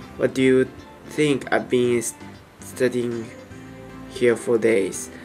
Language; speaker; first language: English; non-native, learner; Japanese